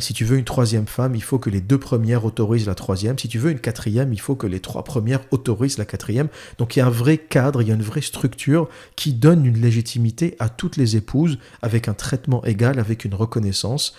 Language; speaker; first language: French; native; French